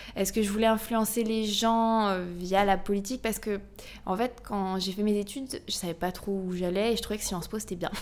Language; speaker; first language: French; native; French